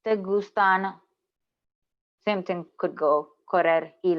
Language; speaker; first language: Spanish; non-native, learner; English